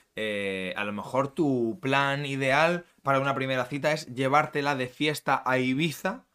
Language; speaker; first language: Spanish; native; Spanish